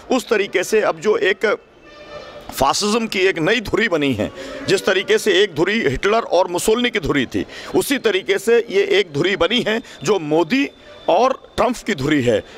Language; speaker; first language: Hindi; native; Hindi